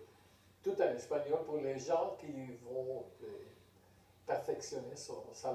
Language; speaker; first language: French; non-native, fluent; Spanish